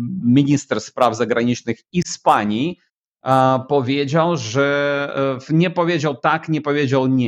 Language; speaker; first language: Polish; non-native, fluent; Ukrainian